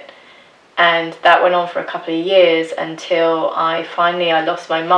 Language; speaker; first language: English; native; English